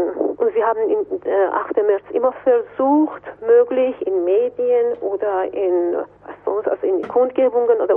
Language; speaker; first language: German; non-native, fluent; Persian